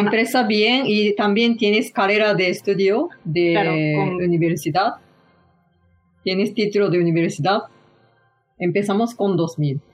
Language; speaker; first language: Spanish; non-native, learner; Japanese